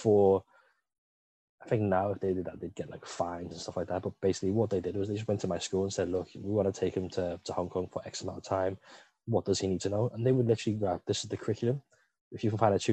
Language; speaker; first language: English; native; English